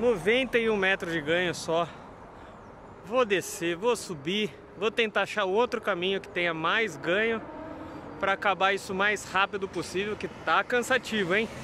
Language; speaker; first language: Portuguese; native; Portuguese